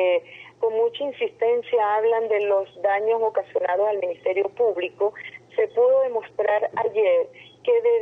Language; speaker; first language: Spanish; native; Spanish